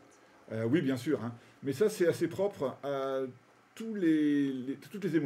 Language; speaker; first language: French; native; French